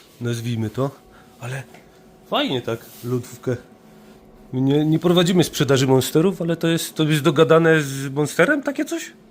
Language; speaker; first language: Polish; native; Polish